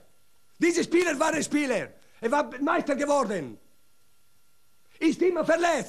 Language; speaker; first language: German; non-native, learner; Italian